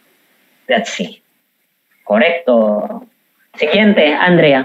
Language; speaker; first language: Spanish; non-native, fluent; Filipino